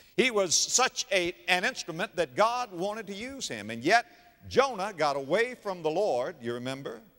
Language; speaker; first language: English; native; English